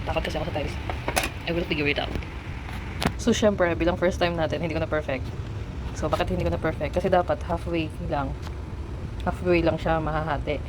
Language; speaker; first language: Filipino; non-native, local second language; Bikol